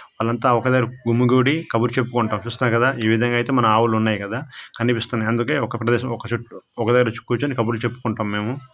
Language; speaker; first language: Telugu; non-native, local second language; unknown